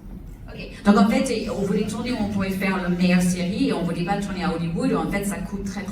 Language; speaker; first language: French; native; French